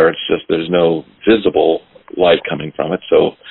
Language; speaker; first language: English; native; English